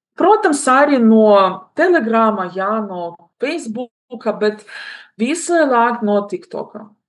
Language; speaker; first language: Latvian; non-native, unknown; Russian